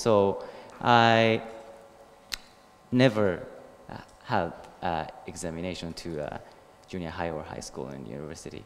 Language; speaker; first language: English; non-native, learner; Japanese